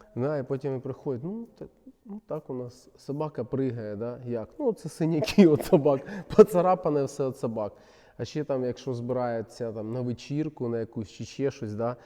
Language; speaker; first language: Ukrainian; non-native, local second language; Russian